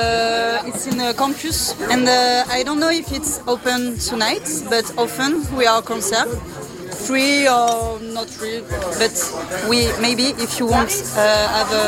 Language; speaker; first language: English; non-native, learner; French